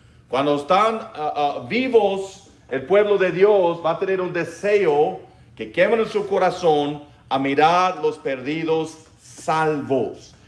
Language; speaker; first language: Spanish; non-native, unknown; English